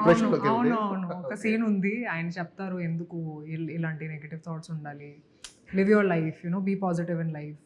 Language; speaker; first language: Telugu; non-native, local second language; Hindi